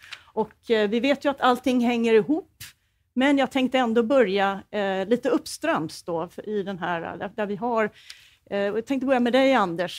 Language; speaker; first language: Swedish; native; Swedish